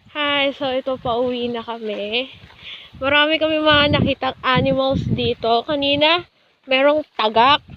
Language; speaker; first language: Filipino; native; Filipino